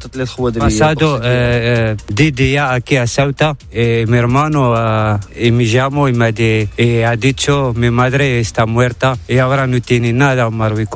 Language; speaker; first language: Spanish; non-native, learner; Arabic